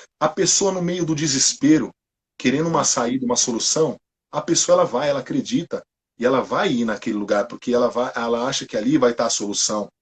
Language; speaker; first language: Portuguese; native; Portuguese